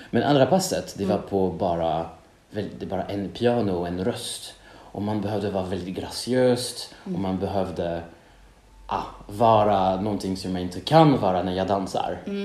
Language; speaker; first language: Swedish; non-native, fluent; French